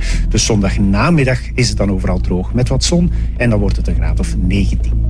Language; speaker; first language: Dutch; native; Dutch